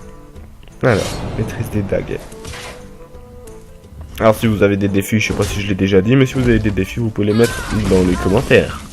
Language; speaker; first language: French; native; French